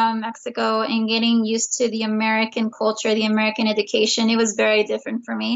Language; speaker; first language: English; early bilingual, other home language; Spanish